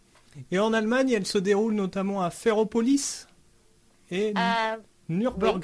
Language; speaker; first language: French; native; French